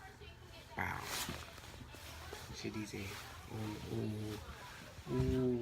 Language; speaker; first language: French; non-native, local second language; English